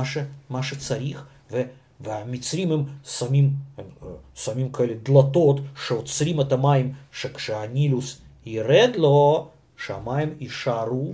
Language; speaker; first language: Hebrew; non-native, fluent; Russian